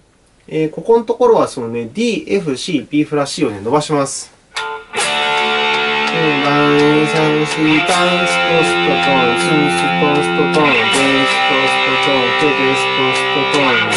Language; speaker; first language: Japanese; native; Japanese